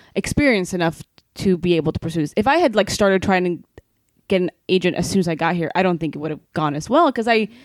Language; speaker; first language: English; non-native, fluent; Swedish